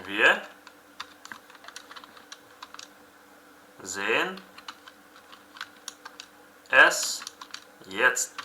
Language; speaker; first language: German; non-native, fluent; Uzbek